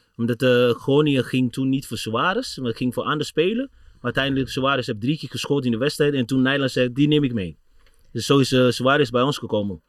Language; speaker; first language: Dutch; non-native, fluent; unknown